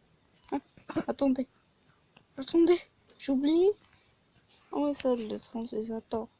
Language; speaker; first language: French; non-native, learner; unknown